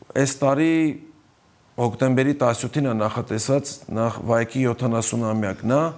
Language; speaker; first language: Armenian; early bilingual, heritage; Armenian